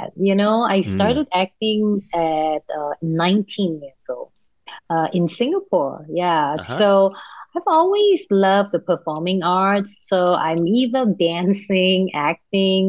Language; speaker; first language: English; non-native, local second language; Cantonese